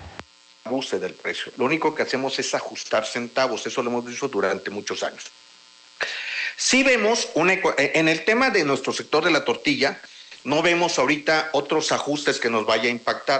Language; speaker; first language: Spanish; native; Spanish